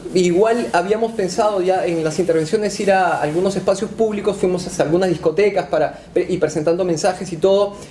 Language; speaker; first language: Spanish; native; Spanish